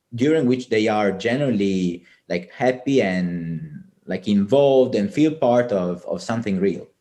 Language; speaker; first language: English; non-native, fluent; Italian